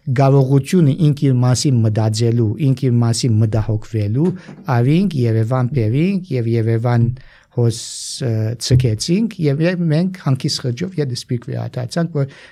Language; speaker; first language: Armenian; early bilingual, heritage; Armenian